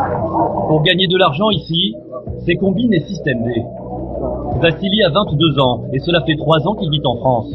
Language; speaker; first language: French; native; French